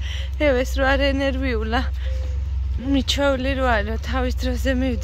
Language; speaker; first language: Georgian; native; Georgian